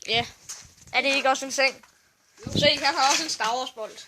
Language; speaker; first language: Danish; native; Danish